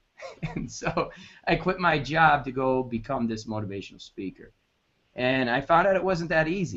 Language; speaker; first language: English; native; English